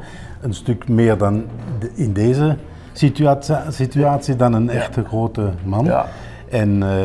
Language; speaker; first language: Dutch; non-native, local second language; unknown